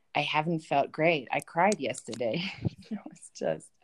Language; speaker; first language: English; non-native, fluent; German